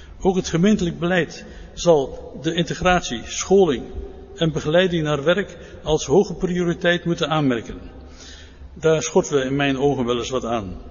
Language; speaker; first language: Dutch; native; Dutch